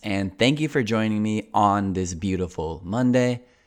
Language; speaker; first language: English; native; English